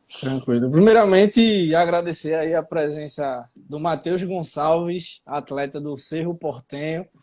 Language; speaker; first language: Portuguese; native; Portuguese